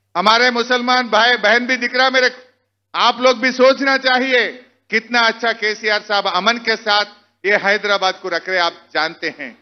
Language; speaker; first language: Hindi; non-native, local second language; Telugu